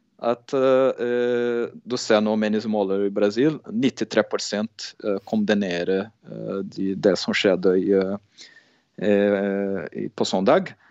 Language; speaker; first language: Norwegian; non-native, fluent; Portuguese